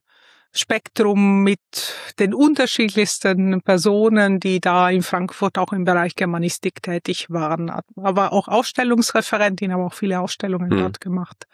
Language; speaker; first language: German; non-native, fluent; Italian